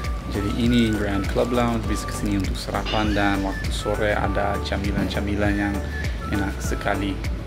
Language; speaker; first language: Indonesian; non-native, fluent; English